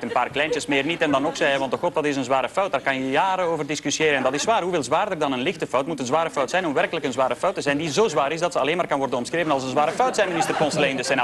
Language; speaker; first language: Dutch; native; Dutch